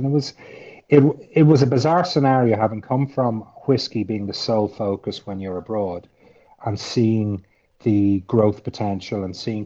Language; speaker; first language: English; native; English